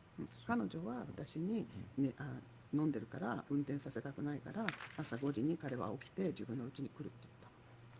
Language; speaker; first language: Japanese; native; Japanese